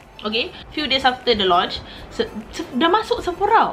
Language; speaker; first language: English; non-native, local second language; Malay